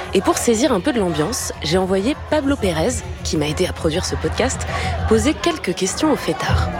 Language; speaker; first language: French; native; French